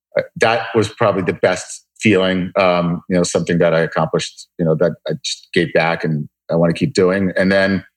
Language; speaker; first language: English; early bilingual, other home language; Russian